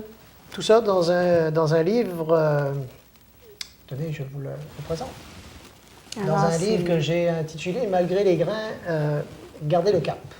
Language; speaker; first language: French; native; French